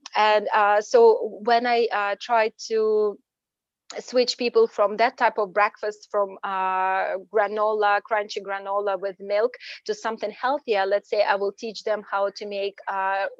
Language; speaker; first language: English; non-native, fluent; Ukrainian